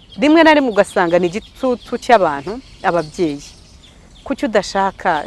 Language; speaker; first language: Kinyarwanda; early bilingual, heritage; Kinyarwanda